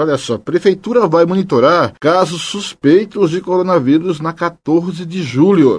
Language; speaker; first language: Portuguese; native; Portuguese